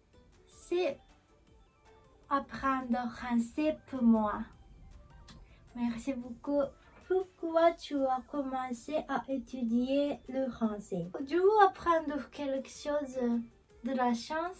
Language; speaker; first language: French; non-native, learner; Japanese